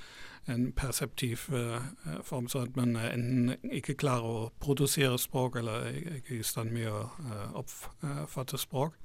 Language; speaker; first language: Norwegian; non-native, fluent; German